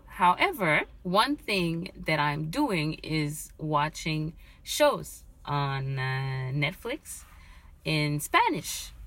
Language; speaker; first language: English; non-native, fluent; French